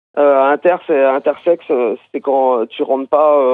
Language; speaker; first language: French; native; French